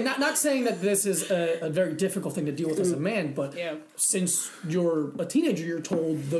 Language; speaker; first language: English; early bilingual, other home language; Spanish